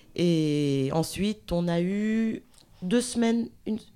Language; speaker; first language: French; native; French